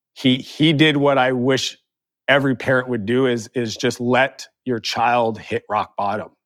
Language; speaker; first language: English; native; English